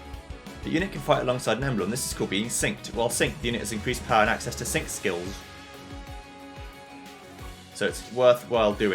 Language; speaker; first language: English; native; English